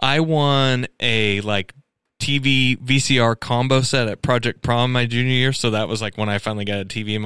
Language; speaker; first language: English; native; English